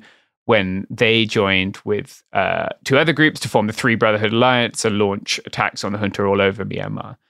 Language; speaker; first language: English; native; English